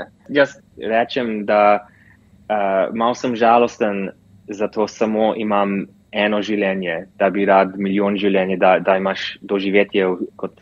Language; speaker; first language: Slovenian; early bilingual, heritage; English